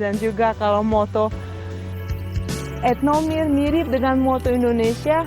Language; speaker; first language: Indonesian; non-native, fluent; Russian